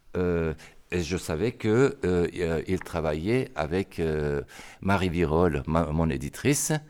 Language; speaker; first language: French; non-native, fluent; Turkish